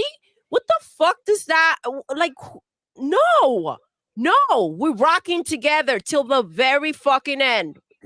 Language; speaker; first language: English; native; English